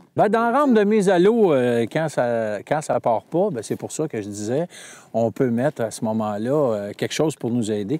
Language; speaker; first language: French; native; French